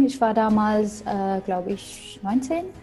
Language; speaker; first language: German; non-native, fluent; Arabic